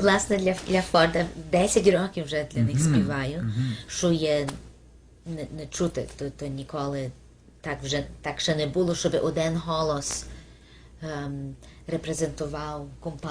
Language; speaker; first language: Ukrainian; early bilingual, heritage; Ukrainian